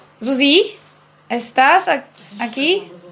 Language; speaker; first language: Spanish; non-native, learner; Czech